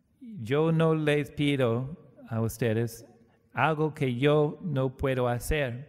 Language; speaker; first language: Spanish; non-native, learner; English